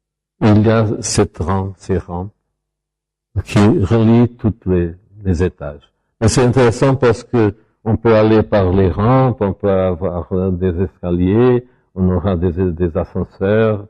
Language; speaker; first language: French; non-native, fluent; Portuguese